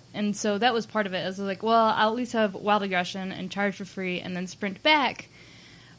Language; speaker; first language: English; native; English